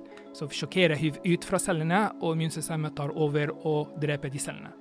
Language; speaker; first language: Norwegian; non-native, fluent; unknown